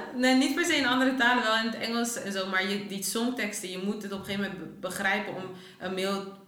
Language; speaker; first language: Dutch; early bilingual, other home language; Persian